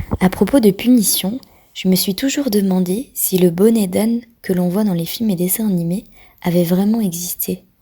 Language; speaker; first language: French; native; French